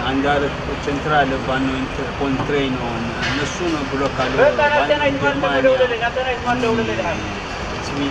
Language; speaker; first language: Italian; non-native, learner; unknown